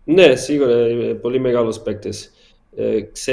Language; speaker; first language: Greek; non-native, learner; Portuguese